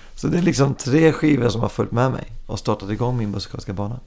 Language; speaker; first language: Swedish; early bilingual, other home language; English